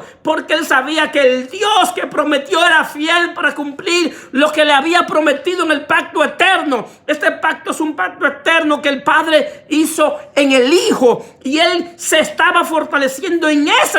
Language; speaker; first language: Spanish; native; Spanish